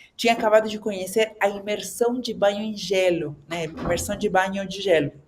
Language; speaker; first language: Portuguese; non-native, fluent; Spanish